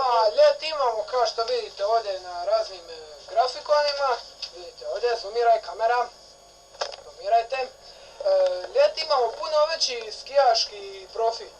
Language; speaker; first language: Bosnian; native; Bosnian